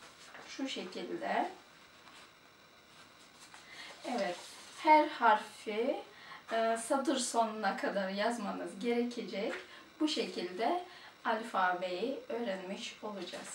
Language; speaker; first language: Turkish; non-native, fluent; Russian